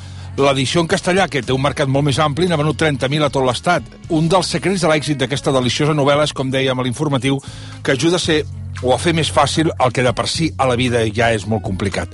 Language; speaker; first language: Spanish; non-native, local second language; Catalan